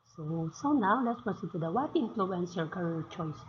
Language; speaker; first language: English; non-native, local second language; Filipino